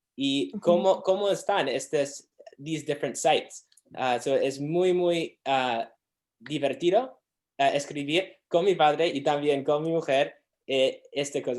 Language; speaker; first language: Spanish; non-native, learner; English